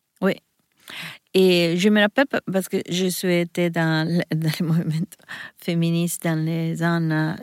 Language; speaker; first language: French; non-native, learner; Italian